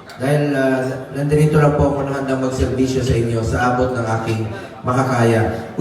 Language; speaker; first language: Filipino; non-native, local second language; Cebuano